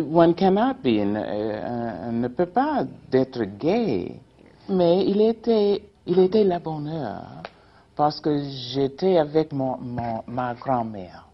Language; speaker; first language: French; non-native, learner; English